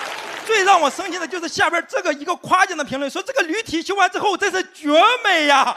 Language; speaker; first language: Chinese; native; Chinese